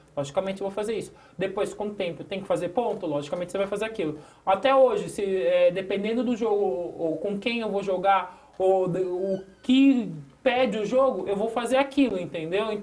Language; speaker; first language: Portuguese; native; Portuguese